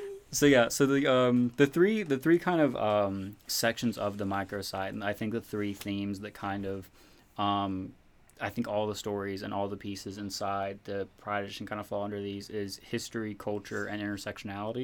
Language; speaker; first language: English; native; English